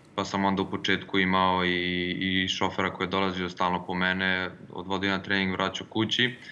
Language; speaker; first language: Serbian; early bilingual, heritage; Serbian